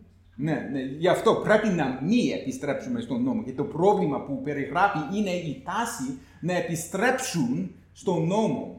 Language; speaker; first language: Greek; non-native, fluent; English